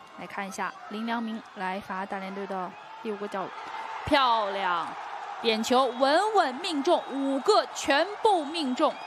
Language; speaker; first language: Chinese; native; Chinese